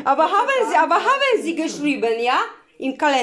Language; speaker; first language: German; non-native, learner; Polish